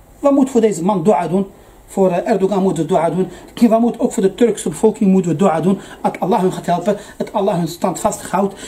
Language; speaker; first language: Dutch; early bilingual, other home language; Arabic